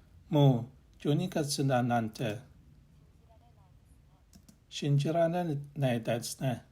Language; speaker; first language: Japanese; non-native, learner; English